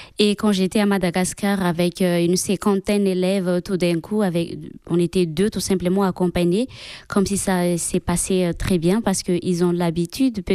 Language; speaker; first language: French; non-native, local second language; Malagasy